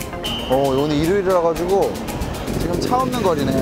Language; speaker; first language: Korean; native; Korean